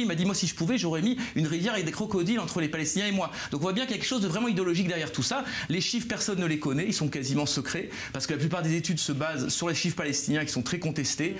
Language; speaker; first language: French; native; French